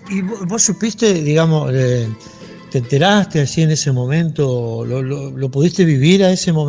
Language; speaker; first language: Spanish; native; Spanish